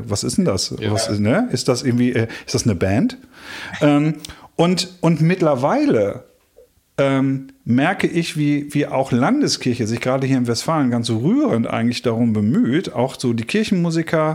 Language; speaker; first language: German; native; German